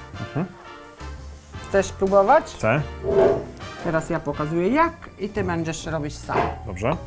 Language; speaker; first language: Polish; non-native, learner; Italian